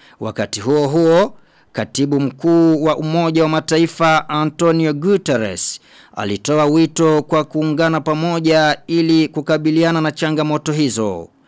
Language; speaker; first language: Swahili; non-native, local second language; Rundi